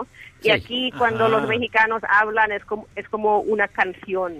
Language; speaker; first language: Spanish; early bilingual, heritage; English